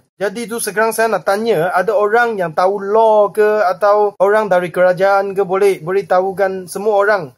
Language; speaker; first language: Malay; non-native, local second language; Chinese